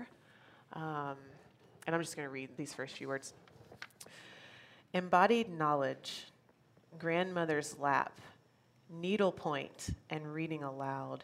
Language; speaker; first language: English; native; English